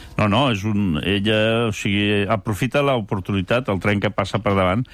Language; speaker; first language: Catalan; early bilingual, other home language; French